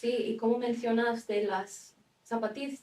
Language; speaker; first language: Spanish; non-native, fluent; English